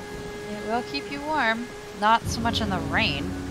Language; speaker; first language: English; native; English